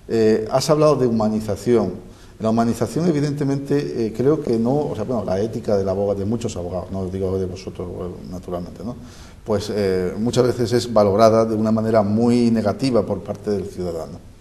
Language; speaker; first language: Spanish; native; Spanish